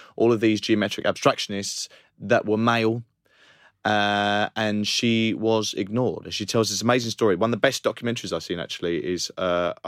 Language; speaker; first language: English; native; English